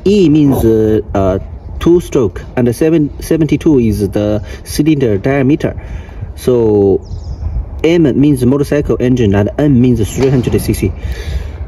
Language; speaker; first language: English; non-native, learner; Chinese